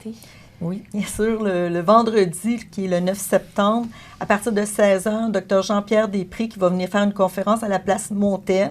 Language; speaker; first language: French; native; French